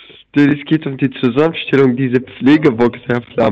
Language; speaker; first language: German; non-native, fluent; Arabic